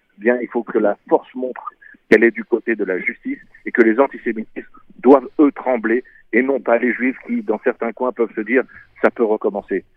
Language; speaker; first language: French; native; French